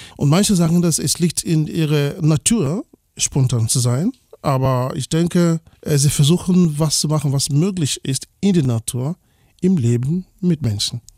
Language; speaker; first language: German; non-native, fluent; Igbo